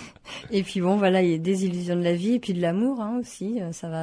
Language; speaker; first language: French; native; French